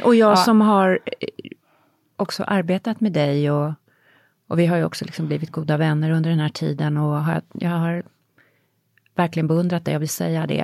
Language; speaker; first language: Swedish; native; Swedish